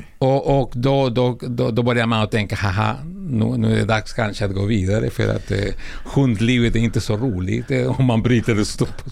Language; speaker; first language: Swedish; non-native, fluent; Spanish